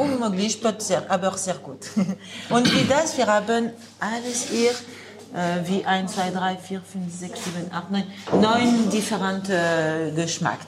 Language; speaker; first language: German; non-native, learner; French